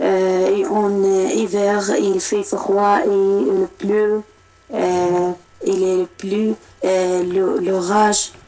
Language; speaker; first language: French; non-native, learner; Arabic